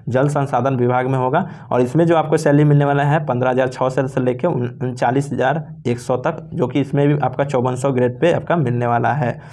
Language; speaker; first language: Hindi; native; Hindi